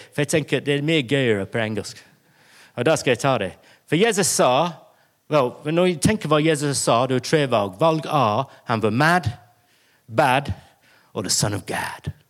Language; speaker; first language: Norwegian; non-native, fluent; English